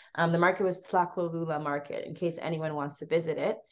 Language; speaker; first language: English; native; English